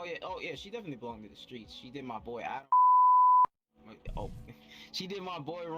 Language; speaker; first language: English; native; English